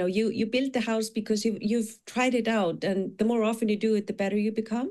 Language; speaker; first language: English; non-native, fluent; Icelandic